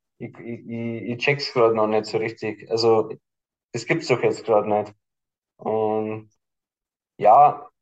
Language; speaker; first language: German; native; German